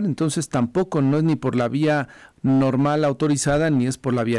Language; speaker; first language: Spanish; native; Spanish